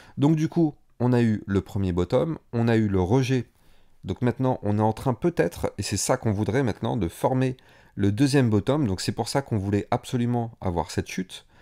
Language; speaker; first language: French; native; French